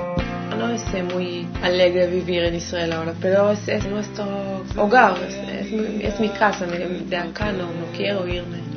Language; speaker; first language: Spanish; non-native, fluent; Hebrew